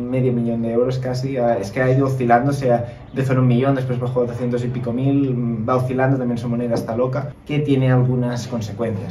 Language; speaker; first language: Spanish; native; Spanish